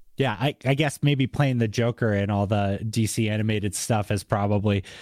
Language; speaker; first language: English; native; English